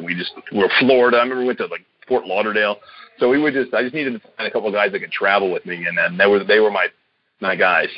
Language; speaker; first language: English; native; English